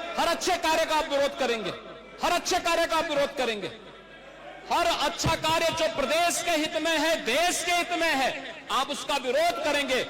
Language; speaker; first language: Hindi; native; Hindi